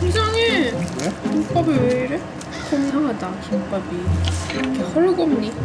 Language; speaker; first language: Korean; native; Korean